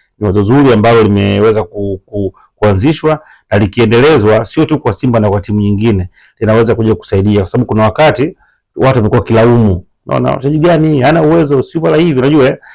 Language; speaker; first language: Swahili; native; Swahili